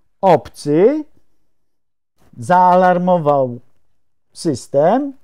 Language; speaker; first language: Polish; native; Polish